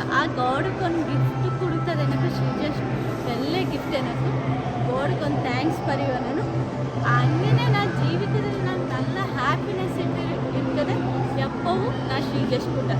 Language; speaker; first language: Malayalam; non-native, learner; Kannada